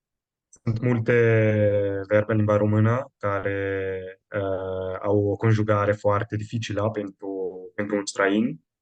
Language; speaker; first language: Romanian; non-native, fluent; Italian